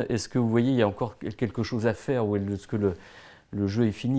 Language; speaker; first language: French; native; French